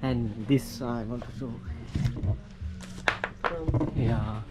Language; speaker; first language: English; non-native, local second language; Sinhala